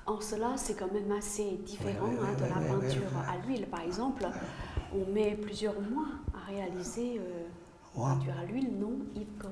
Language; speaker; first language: French; non-native, learner; Chinese